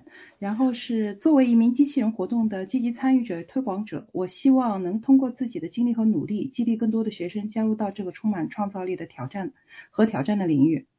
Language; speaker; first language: Chinese; native; Chinese